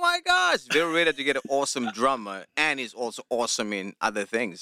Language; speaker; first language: English; non-native, local second language; Afrikaans